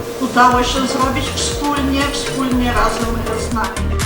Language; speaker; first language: Polish; non-native, fluent; Ukrainian